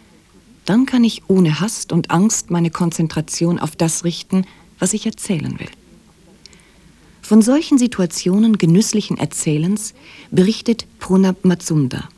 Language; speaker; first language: German; native; German